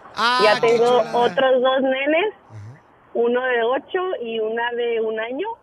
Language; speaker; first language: Spanish; native; Spanish